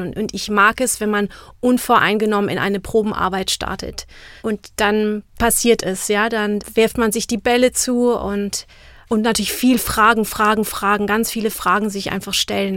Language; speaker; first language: German; non-native, fluent; Czech